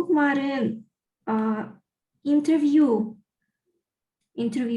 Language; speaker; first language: Korean; non-native, learner; Russian